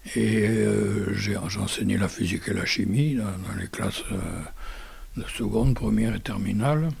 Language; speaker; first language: French; non-native, local second language; Occitan